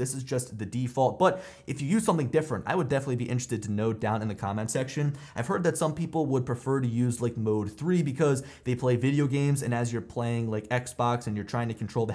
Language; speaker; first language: English; native; English